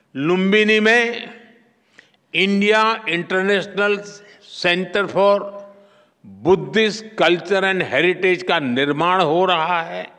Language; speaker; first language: Hindi; non-native, local second language; Gujarati